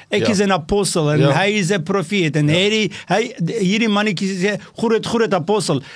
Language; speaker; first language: Afrikaans; non-native, local second language; English